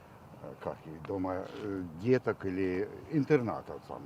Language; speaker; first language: Russian; native; Russian